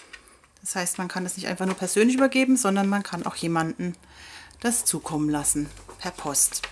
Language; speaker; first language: German; native; German